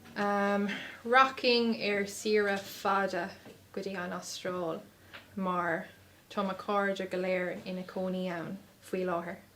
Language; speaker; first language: Irish; non-native, local second language; English